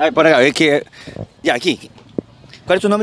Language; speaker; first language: Spanish; native; Spanish